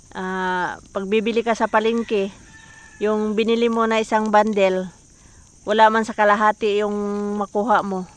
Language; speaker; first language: Filipino; native; Filipino